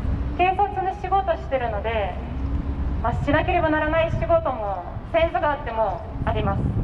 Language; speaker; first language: Japanese; non-native, fluent; Ukrainian